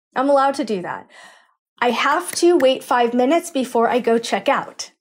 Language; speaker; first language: English; native; English